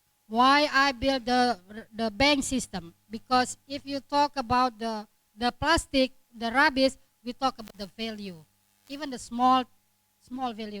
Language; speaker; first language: English; non-native, learner; Indonesian